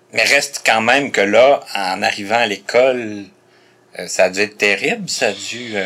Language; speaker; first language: French; native; French